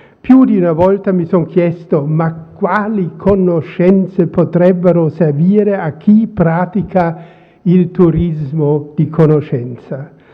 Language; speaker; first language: Italian; non-native, fluent; German